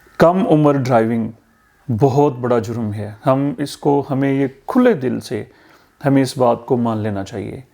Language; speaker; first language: Urdu; non-native, local second language; Punjabi